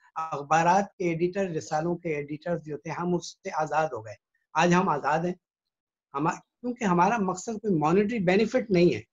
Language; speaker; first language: Urdu; native; Urdu